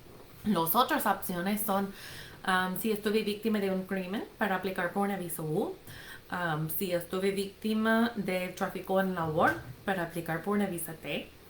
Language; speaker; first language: Spanish; non-native, fluent; English